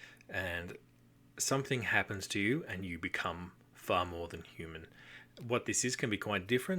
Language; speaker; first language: English; native; English